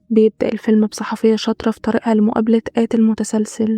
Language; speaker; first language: Arabic; native; Arabic